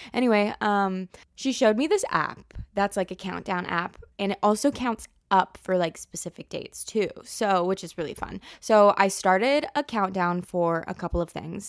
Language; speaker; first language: English; native; English